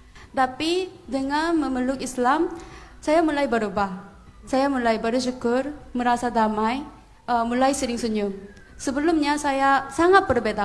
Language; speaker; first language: Indonesian; non-native, fluent; Korean